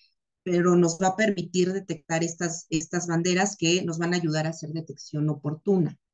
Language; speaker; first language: Spanish; native; Spanish